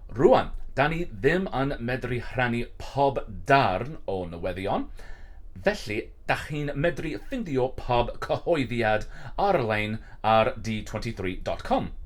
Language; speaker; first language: Welsh; non-native, learner; English